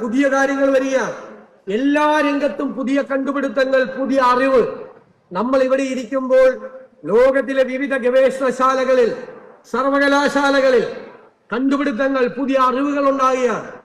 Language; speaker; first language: Malayalam; native; Malayalam